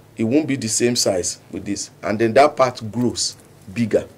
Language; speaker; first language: English; non-native, local second language; Yoruba